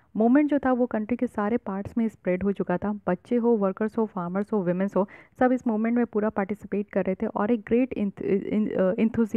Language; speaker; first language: Hindi; native; Hindi